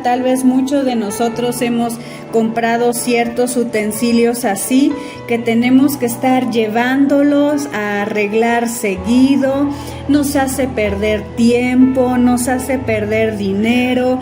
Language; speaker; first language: Spanish; native; Spanish